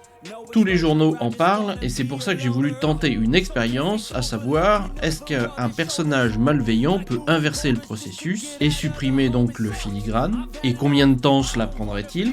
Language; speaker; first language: French; native; French